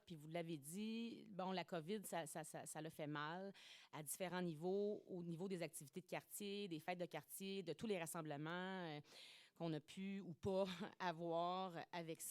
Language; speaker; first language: French; native; French